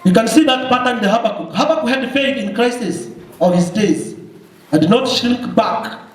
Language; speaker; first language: English; non-native, local second language; Swahili